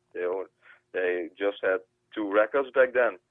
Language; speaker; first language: English; non-native, fluent; Dutch